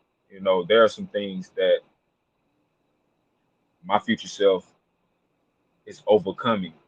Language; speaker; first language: English; native; English